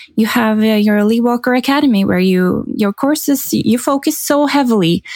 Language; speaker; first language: English; non-native, fluent; Norwegian